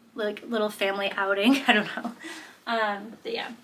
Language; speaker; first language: English; native; English